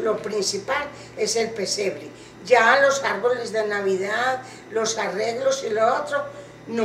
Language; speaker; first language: Spanish; native; Spanish